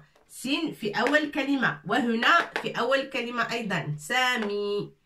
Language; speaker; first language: Arabic; non-native, fluent; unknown